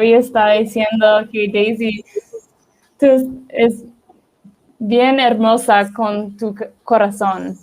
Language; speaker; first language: Spanish; non-native, learner; English